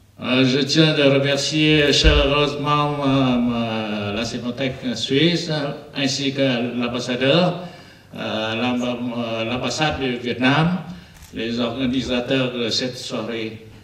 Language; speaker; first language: French; non-native, learner; Vietnamese